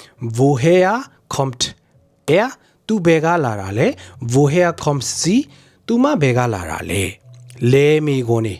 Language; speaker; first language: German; non-native, fluent; Burmese